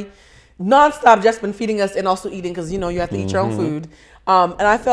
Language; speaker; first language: English; native; English